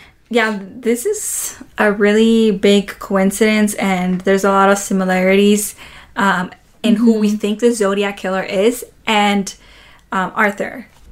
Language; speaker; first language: English; early bilingual, other home language; Spanish